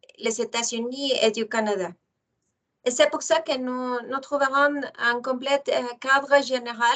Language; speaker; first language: French; non-native, fluent; Spanish